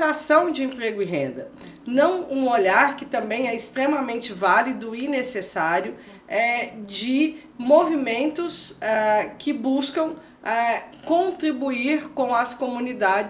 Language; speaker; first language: Portuguese; native; Portuguese